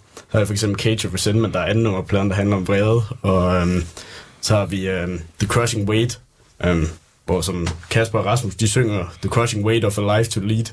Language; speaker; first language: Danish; native; Danish